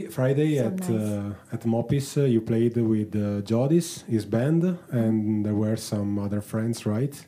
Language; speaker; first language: English; non-native, learner; Italian